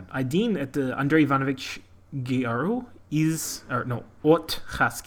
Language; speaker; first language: Russian; non-native, learner; English